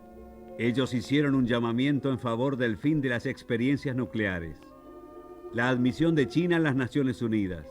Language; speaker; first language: Spanish; native; Spanish